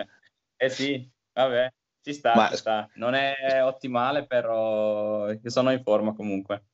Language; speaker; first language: Italian; non-native, learner; Finnish